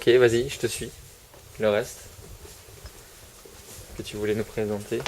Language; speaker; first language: French; native; French